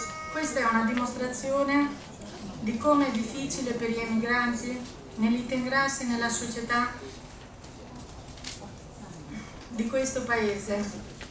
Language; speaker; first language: Italian; non-native, fluent; Albanian